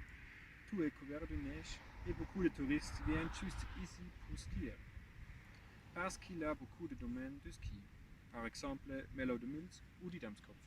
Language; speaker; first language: French; non-native, learner; German